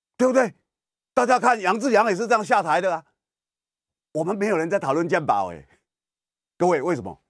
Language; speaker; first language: Chinese; native; Chinese